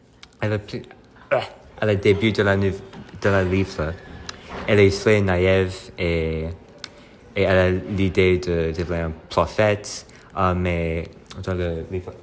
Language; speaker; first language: French; non-native, learner; English